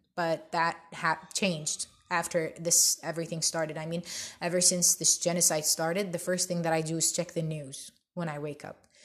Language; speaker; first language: English; early bilingual, other home language; Arabic